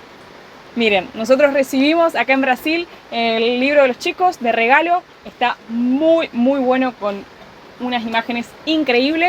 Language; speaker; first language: Spanish; native; Spanish